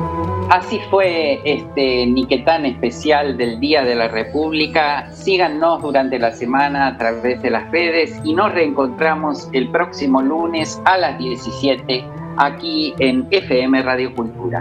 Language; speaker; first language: Spanish; native; Spanish